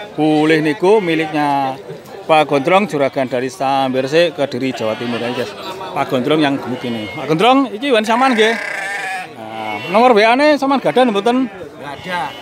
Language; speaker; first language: Indonesian; non-native, local second language; Javanese